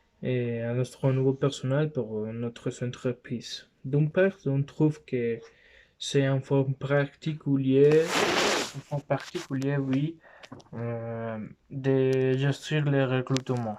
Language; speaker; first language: French; non-native, learner; Spanish